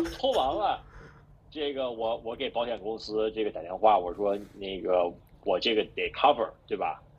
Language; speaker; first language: Chinese; early bilingual, heritage; Chinese